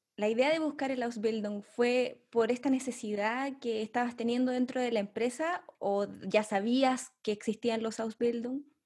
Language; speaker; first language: Spanish; native; Spanish